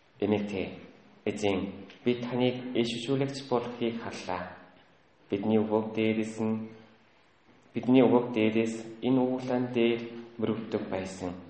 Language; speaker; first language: Mongolian; native; Mongolian